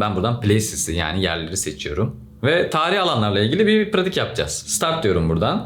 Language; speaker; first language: Turkish; native; Turkish